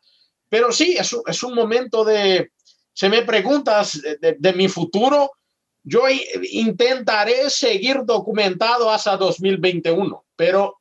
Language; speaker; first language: Spanish; non-native, fluent; Portuguese